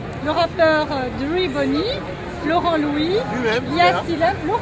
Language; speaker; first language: French; native; French